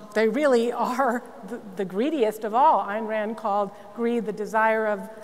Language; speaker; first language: English; native; English